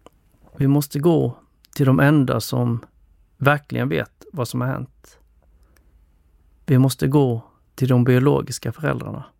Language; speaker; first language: Swedish; early bilingual, other home language; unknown